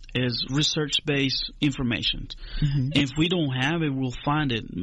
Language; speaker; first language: English; non-native, fluent; Spanish